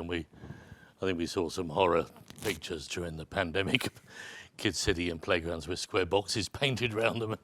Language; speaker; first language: English; native; English